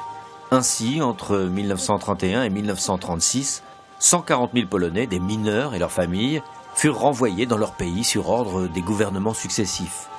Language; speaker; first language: French; native; French